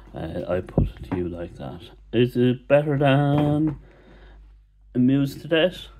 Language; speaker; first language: English; native; English